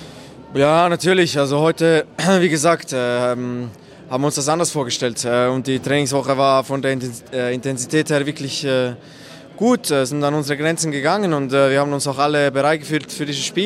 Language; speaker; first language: German; native; German